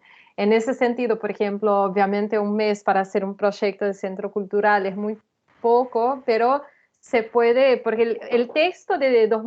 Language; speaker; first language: Spanish; non-native, fluent; Portuguese